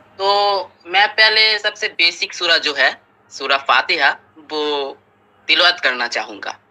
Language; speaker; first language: Hindi; non-native, fluent; Bangla